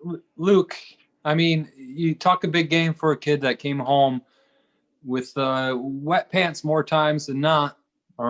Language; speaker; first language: English; native; English